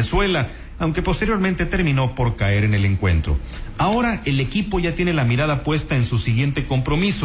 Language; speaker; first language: Spanish; native; Spanish